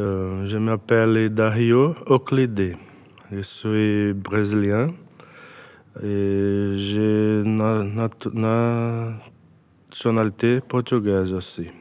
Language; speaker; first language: French; non-native, learner; Portuguese